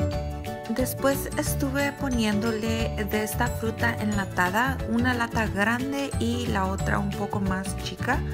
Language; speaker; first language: Spanish; native; Spanish